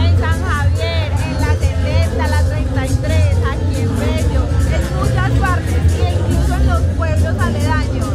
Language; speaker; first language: Spanish; native; Spanish